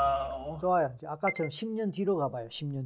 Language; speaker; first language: Korean; native; Korean